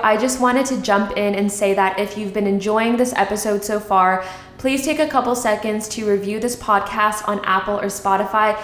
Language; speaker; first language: English; early bilingual, other home language; Korean